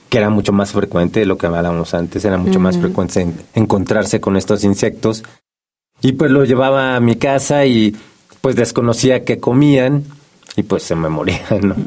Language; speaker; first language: Spanish; native; Spanish